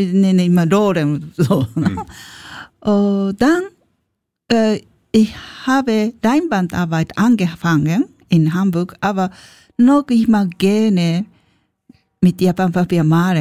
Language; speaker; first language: German; non-native, learner; Japanese